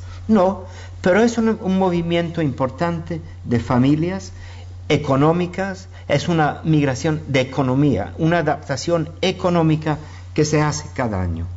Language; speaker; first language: Spanish; non-native, fluent; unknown